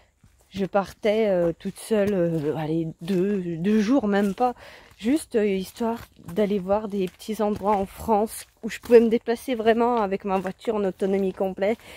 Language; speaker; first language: French; native; French